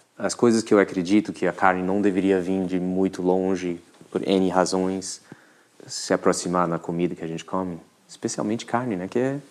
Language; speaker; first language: Portuguese; non-native, fluent; French